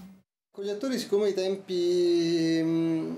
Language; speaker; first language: Italian; native; Italian